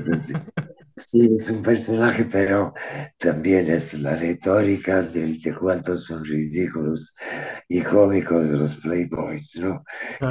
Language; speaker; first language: Spanish; non-native, fluent; Italian